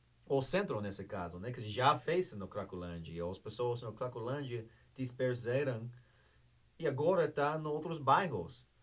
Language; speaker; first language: Portuguese; non-native, fluent; English